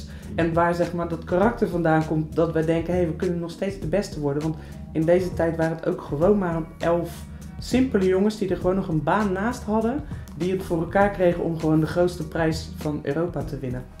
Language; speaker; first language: Dutch; native; Dutch